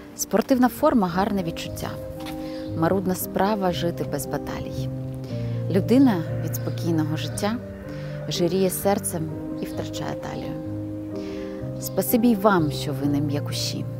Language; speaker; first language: Ukrainian; non-native, local second language; Russian